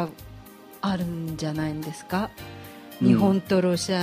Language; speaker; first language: Japanese; non-native, fluent; Russian